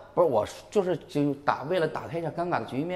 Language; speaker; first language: Chinese; native; Chinese